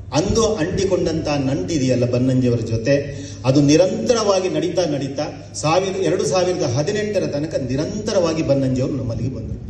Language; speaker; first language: Kannada; native; Kannada